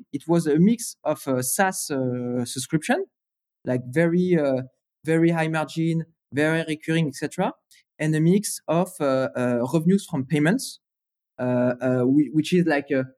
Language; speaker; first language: English; non-native, fluent; French